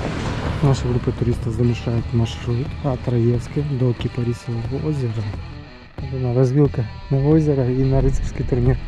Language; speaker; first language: Russian; native; Russian